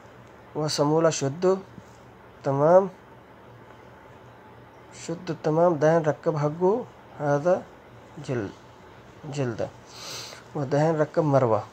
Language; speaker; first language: Arabic; non-native, learner; Urdu